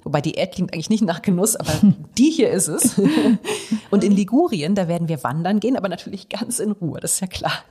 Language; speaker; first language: German; native; German